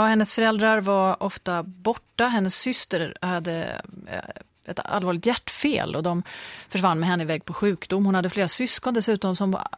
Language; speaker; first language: Swedish; native; Swedish